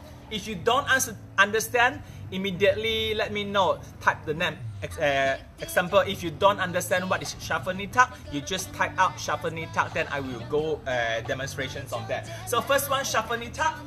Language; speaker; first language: English; non-native, local second language; Chinese